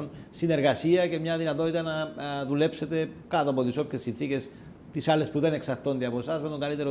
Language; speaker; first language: Greek; native; Greek